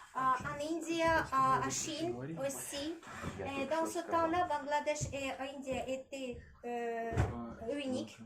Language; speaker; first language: French; non-native, learner; Russian